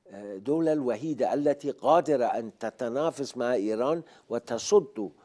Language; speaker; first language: Arabic; non-native, fluent; Persian